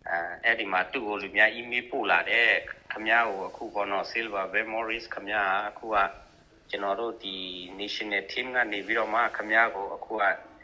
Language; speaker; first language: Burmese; non-native, local second language; Shan